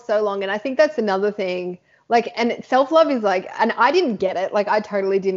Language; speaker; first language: English; native; English